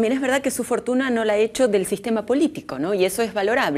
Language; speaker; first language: Spanish; native; Spanish